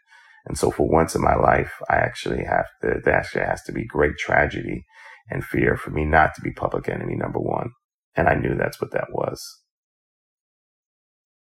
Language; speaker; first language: English; native; English